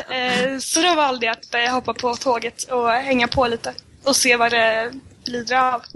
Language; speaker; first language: Swedish; native; Swedish